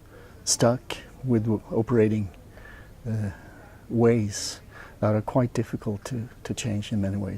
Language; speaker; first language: English; non-native, fluent; Swedish